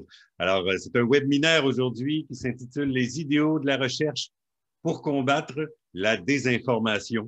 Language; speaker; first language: French; native; French